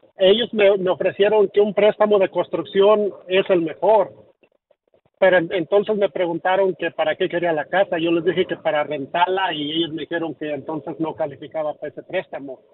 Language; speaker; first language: Spanish; early bilingual, heritage; Spanish